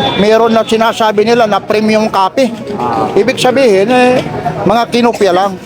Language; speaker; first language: Filipino; non-native, local second language; Waray